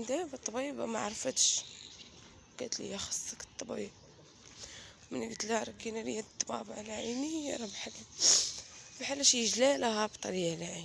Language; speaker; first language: Arabic; native; Arabic